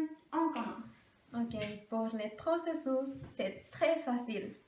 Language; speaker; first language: French; non-native, learner; Spanish